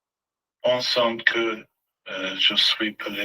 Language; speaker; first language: French; non-native, learner; English